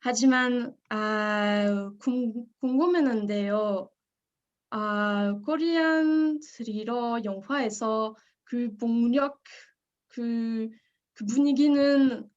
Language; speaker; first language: Korean; non-native, learner; French